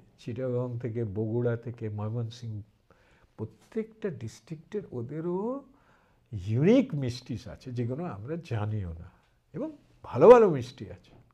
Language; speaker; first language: Bangla; early bilingual, heritage; Bangla